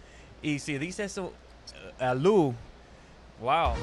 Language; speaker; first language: Spanish; early bilingual, heritage; Spanish